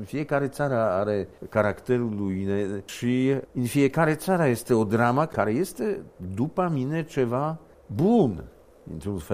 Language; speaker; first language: Romanian; non-native, fluent; Polish